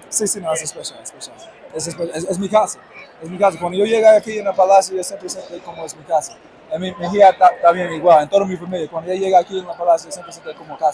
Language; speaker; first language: Spanish; non-native, fluent; English